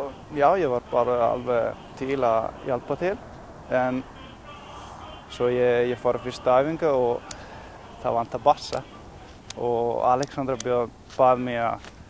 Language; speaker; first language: Icelandic; non-native, learner; Italian